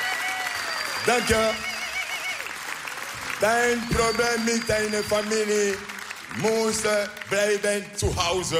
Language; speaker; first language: Dutch; non-native, learner; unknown